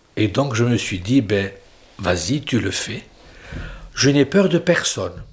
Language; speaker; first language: French; native; French